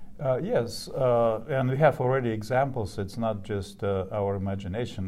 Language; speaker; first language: English; non-native, fluent; Russian